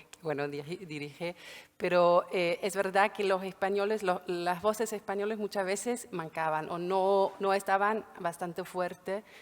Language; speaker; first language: Spanish; non-native, fluent; German